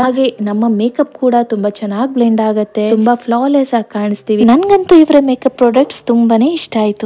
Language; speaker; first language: Kannada; non-native, local second language; Konkani